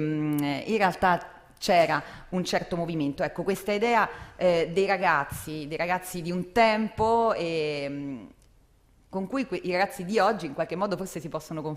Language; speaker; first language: Italian; native; Italian